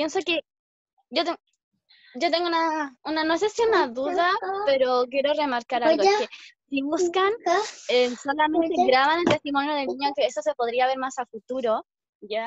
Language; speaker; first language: Spanish; native; Spanish